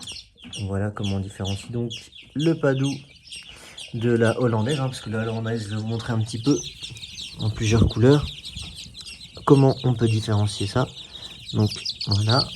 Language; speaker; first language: French; native; French